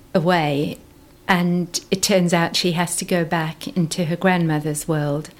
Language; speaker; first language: English; native; English